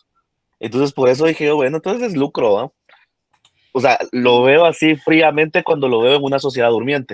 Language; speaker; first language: Spanish; native; Spanish